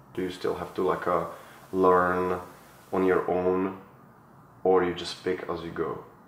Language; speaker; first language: English; non-native, fluent; Czech